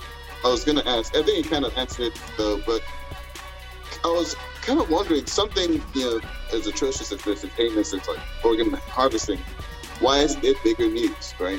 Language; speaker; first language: English; non-native, local second language; Yoruba